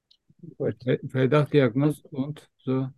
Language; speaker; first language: German; non-native, fluent; Turkish